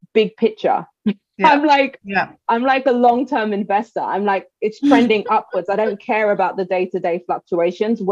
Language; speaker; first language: English; native; English